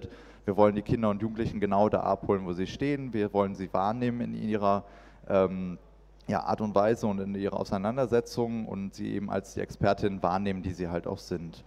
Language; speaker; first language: German; native; German